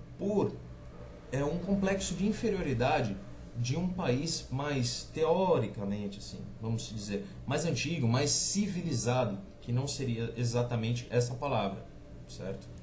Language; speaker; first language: Portuguese; native; Portuguese